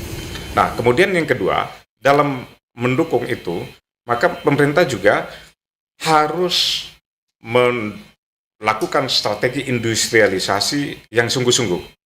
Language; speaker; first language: Indonesian; native; Indonesian